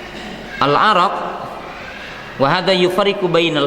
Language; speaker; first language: Arabic; non-native, fluent; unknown